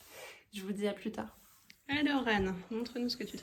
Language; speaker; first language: French; native; French